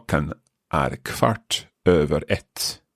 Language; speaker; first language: Swedish; non-native, learner; English